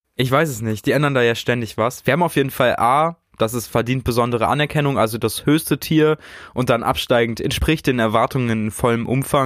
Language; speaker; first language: German; native; German